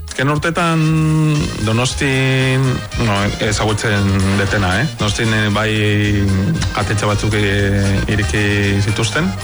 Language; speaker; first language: Basque; non-native, fluent; Spanish